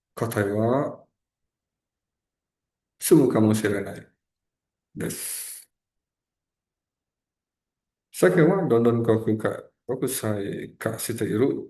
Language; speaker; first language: Japanese; non-native, learner; Indonesian